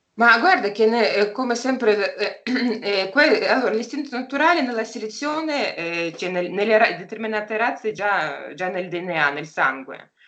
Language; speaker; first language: Italian; non-native, fluent; Russian